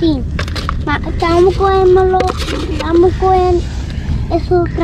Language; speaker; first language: Spanish; non-native, learner; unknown